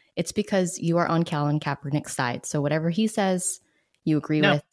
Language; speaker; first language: English; native; English